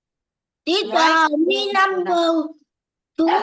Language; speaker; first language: English; non-native, learner; Vietnamese